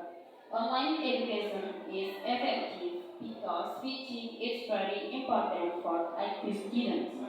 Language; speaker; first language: English; non-native, learner; Indonesian